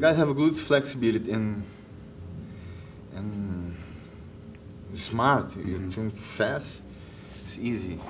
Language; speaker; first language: English; non-native, learner; Portuguese